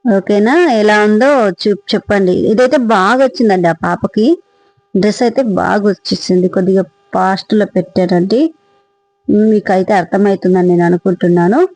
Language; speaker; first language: Telugu; non-native, local second language; Marathi